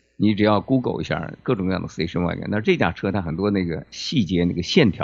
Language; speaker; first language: Chinese; native; Chinese